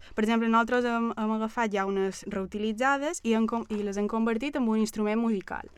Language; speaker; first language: Catalan; native; Catalan